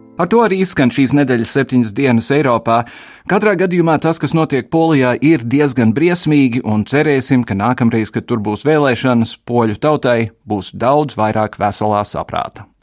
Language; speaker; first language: Latvian; early bilingual, heritage; Latvian